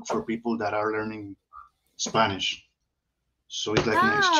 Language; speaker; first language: English; non-native, learner; Spanish